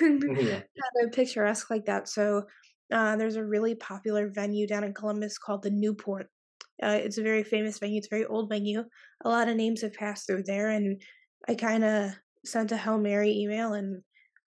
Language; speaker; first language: English; native; English